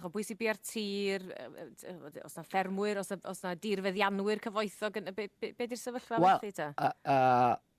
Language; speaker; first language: Welsh; native; Welsh